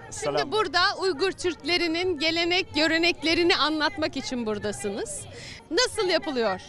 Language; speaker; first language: Turkish; native; Turkish